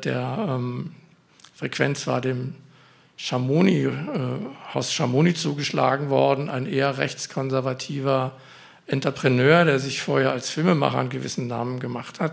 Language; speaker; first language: German; native; German